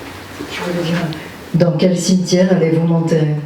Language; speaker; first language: French; native; French